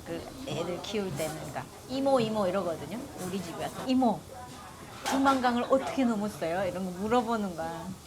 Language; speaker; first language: Korean; native; Korean